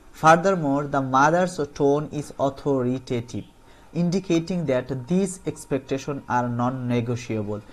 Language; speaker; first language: English; non-native, local second language; Bangla